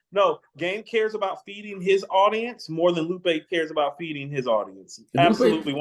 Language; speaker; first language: English; native; English